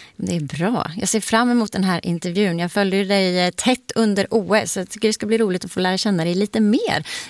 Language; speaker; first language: Swedish; native; Swedish